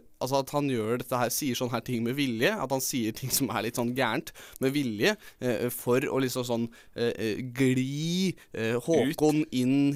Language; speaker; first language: Norwegian; native; Norwegian